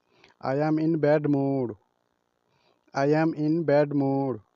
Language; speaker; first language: English; non-native, learner; Odia